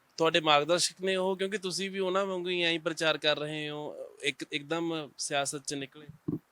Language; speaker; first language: Punjabi; native; Punjabi